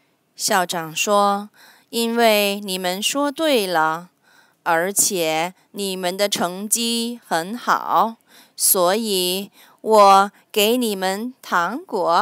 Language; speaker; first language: Chinese; non-native, learner; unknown